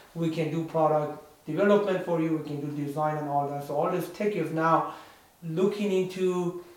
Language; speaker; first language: English; non-native, fluent; Persian